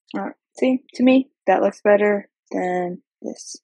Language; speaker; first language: English; native; English